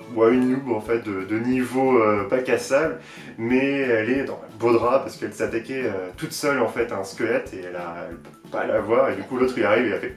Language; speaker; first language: French; native; French